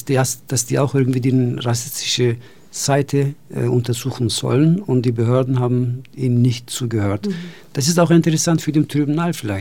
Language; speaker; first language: German; non-native, fluent; Turkish